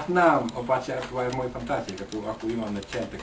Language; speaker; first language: Bulgarian; non-native, learner; Finnish